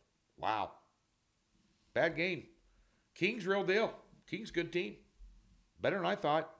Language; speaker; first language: English; native; English